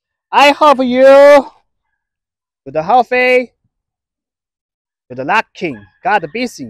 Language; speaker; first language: English; non-native, learner; Chinese